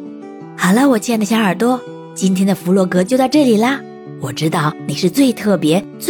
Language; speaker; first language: Chinese; native; Chinese